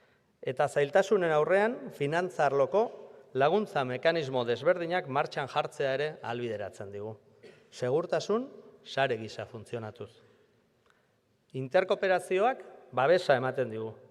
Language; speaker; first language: Basque; native; Basque